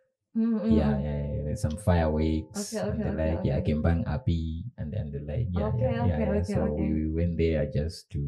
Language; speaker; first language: English; non-native, local second language; Nyanja